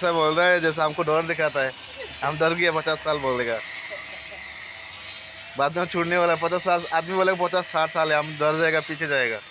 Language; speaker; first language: Hindi; non-native, learner; Bangla